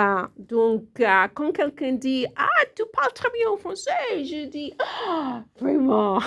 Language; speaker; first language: French; non-native, learner; English